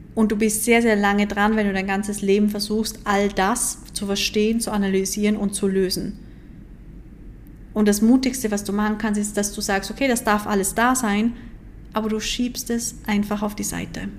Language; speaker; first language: German; native; German